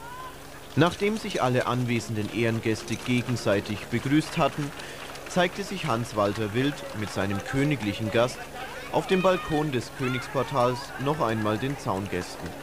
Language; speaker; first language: German; native; German